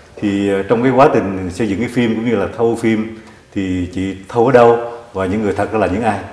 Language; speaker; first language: Vietnamese; native; Vietnamese